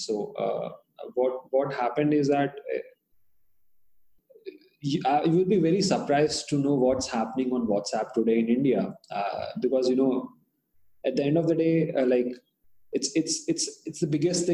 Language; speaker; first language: English; non-native, local second language; Hindi